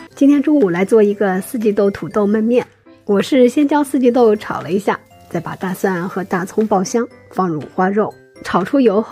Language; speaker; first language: Chinese; native; Chinese